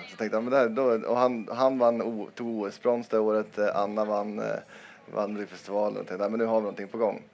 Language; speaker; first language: Swedish; native; Swedish